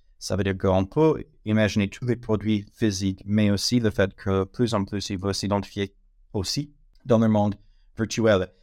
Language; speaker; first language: French; non-native, fluent; English